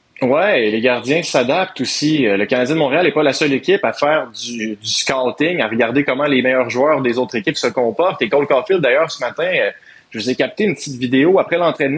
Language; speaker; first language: French; native; French